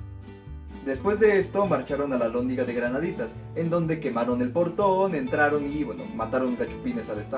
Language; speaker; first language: Spanish; native; Spanish